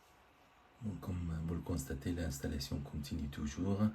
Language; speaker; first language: French; native; French